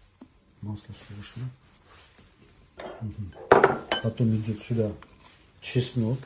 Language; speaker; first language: Russian; non-native, fluent; Armenian